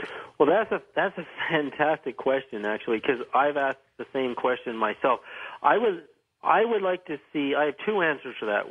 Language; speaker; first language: English; native; English